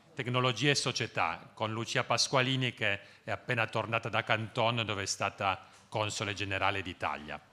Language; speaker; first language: Italian; native; Italian